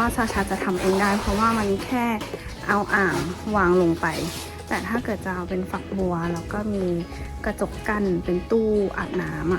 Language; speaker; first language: Thai; native; Thai